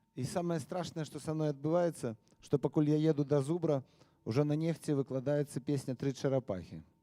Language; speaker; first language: Belarusian; non-native, local second language; Russian